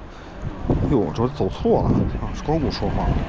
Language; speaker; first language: Chinese; native; Chinese